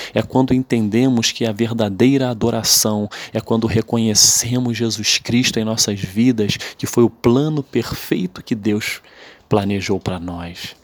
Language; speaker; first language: Portuguese; native; Portuguese